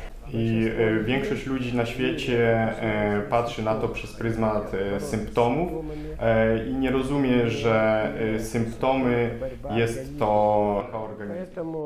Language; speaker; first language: Polish; non-native, fluent; Russian